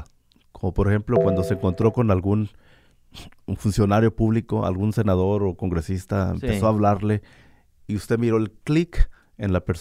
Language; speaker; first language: Spanish; native; Spanish